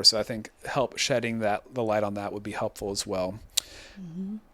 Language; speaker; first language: English; native; English